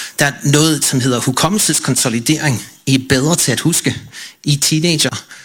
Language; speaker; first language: Danish; non-native, fluent; English